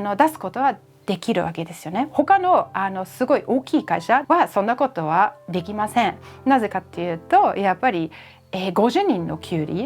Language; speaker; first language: Japanese; non-native, fluent; German